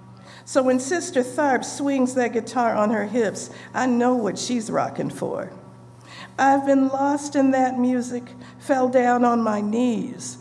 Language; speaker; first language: English; native; English